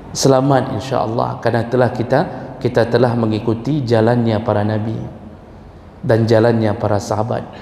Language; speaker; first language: Malay; non-native, local second language; Achinese